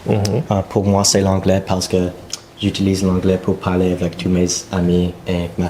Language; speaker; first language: French; non-native, local second language; English